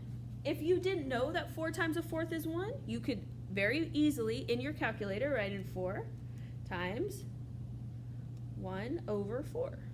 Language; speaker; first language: English; native; English